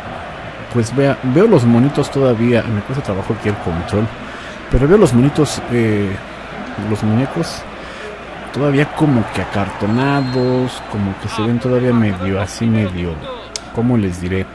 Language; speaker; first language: Spanish; native; Spanish